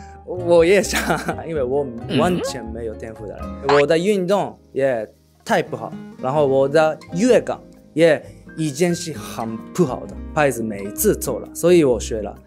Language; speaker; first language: Chinese; non-native, learner; Japanese